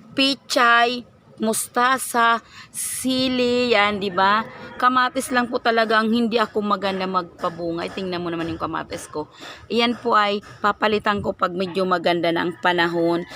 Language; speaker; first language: Filipino; non-native, local second language; Bikol